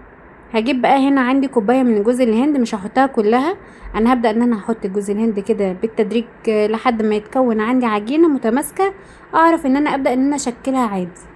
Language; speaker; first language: Arabic; native; Arabic